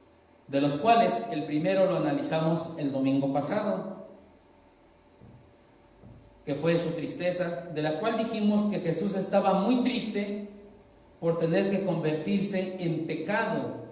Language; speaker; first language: Spanish; native; Spanish